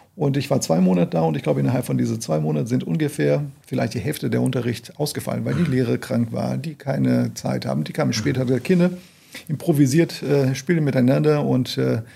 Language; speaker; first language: German; non-native, fluent; Portuguese